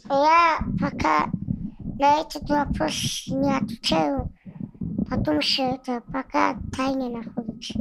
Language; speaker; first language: Russian; non-native, local second language; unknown